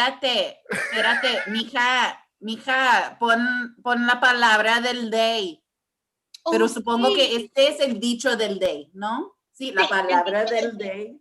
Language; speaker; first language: Spanish; early bilingual, heritage; English